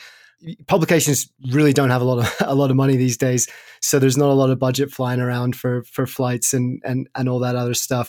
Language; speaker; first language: English; native; English